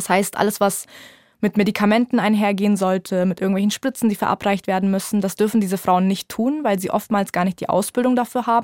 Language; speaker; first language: German; native; German